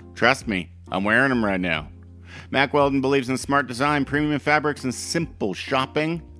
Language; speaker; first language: English; native; English